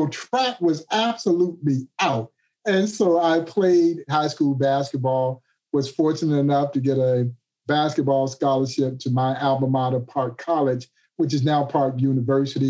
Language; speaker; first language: English; native; English